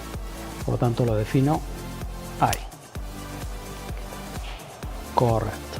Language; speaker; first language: Spanish; native; Spanish